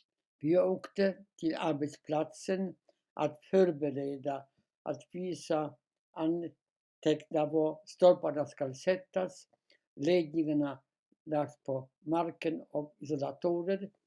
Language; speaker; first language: Swedish; non-native, fluent; Polish